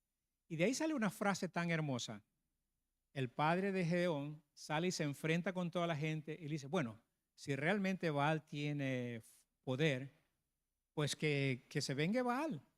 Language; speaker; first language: Spanish; native; Spanish